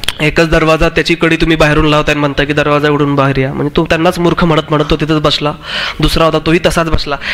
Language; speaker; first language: Marathi; non-native, local second language; Urdu